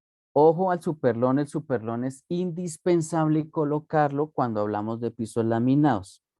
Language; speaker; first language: Spanish; native; Spanish